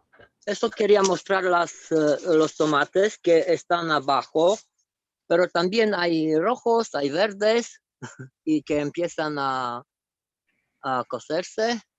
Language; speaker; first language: Spanish; non-native, fluent; Romanian